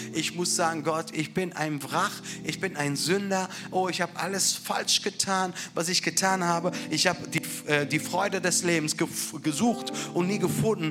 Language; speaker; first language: German; non-native, fluent; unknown